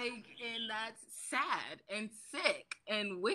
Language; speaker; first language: English; native; English